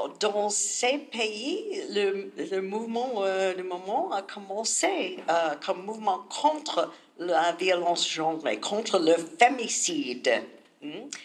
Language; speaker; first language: French; non-native, learner; English